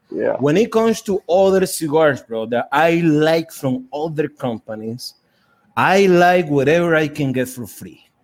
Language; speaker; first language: English; non-native, fluent; Spanish